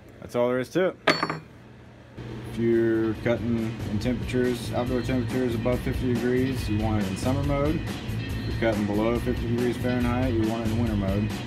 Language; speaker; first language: English; native; English